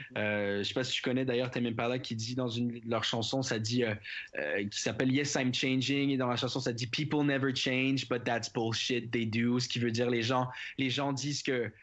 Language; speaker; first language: French; native; French